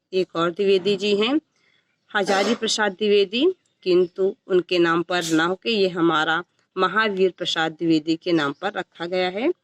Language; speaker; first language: Hindi; native; Hindi